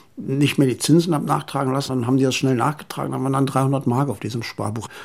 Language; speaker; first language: German; native; German